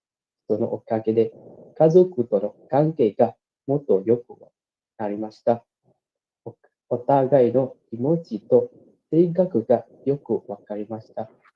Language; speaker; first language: Japanese; non-native, learner; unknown